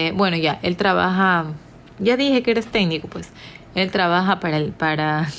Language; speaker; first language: Spanish; native; Spanish